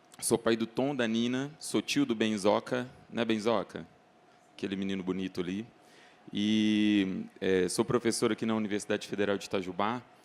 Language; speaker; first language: Portuguese; native; Portuguese